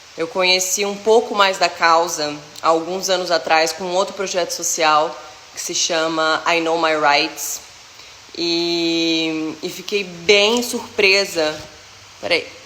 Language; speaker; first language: Portuguese; native; Portuguese